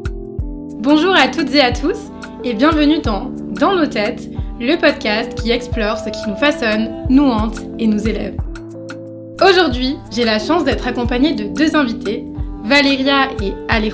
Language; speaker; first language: French; native; French